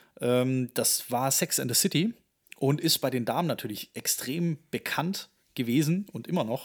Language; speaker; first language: German; native; German